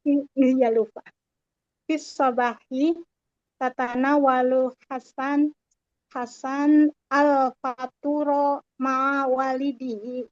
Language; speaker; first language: Arabic; non-native, learner; Indonesian